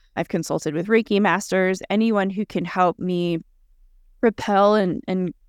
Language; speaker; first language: English; early bilingual, other home language; Russian